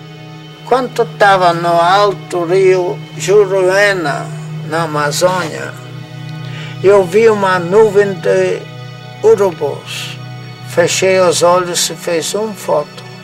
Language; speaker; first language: Portuguese; non-native, fluent; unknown